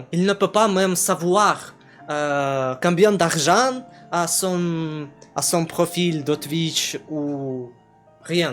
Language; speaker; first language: French; non-native, learner; Russian